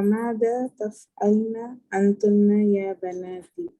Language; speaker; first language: Arabic; non-native, learner; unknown